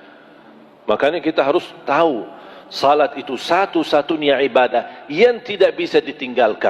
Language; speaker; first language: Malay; non-native, fluent; Arabic